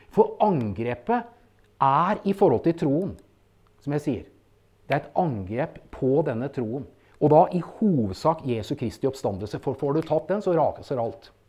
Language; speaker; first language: Norwegian; native; Norwegian